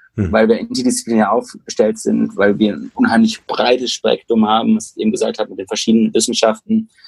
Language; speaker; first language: German; native; German